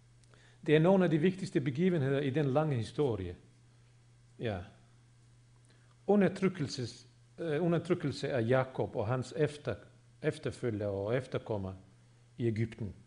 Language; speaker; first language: Swedish; non-native, fluent; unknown